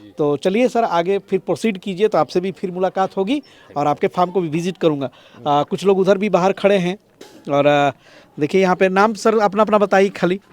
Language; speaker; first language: Hindi; native; Hindi